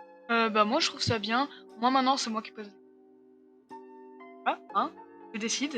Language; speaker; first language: French; native; French